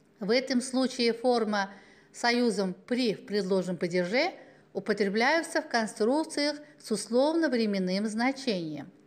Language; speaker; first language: Russian; non-native, local second language; Uzbek